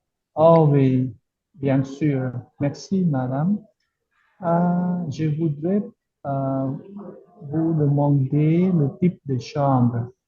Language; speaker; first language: French; non-native, learner; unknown